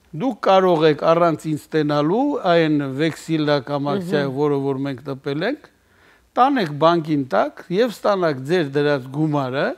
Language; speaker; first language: Armenian; native; Armenian